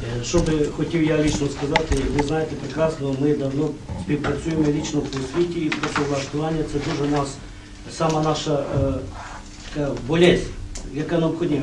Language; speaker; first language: Ukrainian; non-native, local second language; Romany